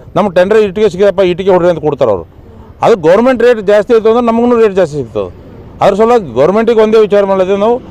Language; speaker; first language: Kannada; native; Kannada